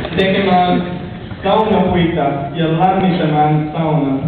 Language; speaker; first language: Finnish; non-native, learner; English